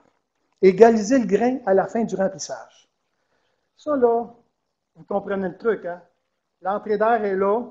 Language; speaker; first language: French; native; French